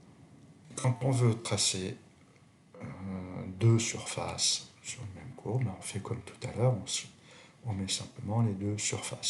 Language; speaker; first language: French; native; French